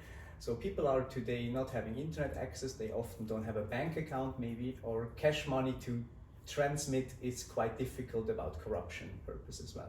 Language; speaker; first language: English; non-native, fluent; Swiss German